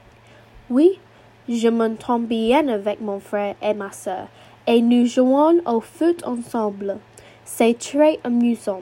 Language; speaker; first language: French; non-native, learner; English